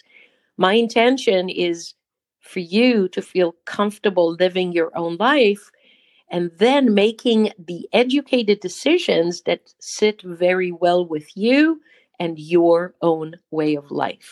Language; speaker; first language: English; non-native, fluent; Hebrew